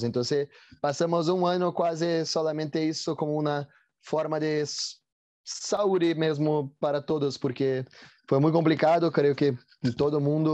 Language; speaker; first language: Spanish; non-native, learner; Portuguese